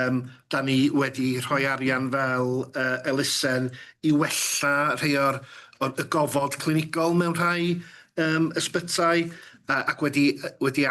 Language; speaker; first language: Welsh; native; Welsh